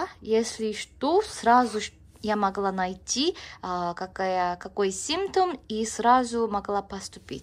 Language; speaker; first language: Russian; non-native, learner; Korean